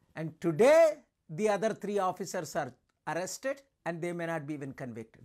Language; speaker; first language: English; non-native, local second language; Telugu